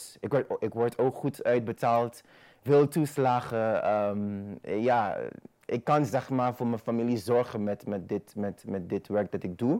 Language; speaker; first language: Dutch; non-native, fluent; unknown